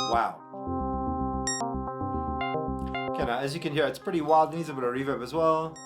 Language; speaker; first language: English; native; English